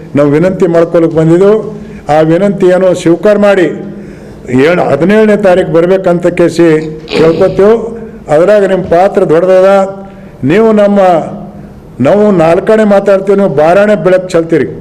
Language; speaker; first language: Kannada; non-native, local second language; Lambadi